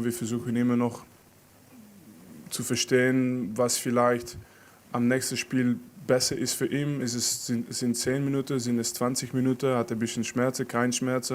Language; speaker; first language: German; non-native, fluent; French